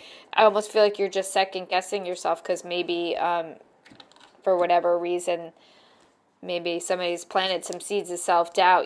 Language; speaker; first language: English; native; English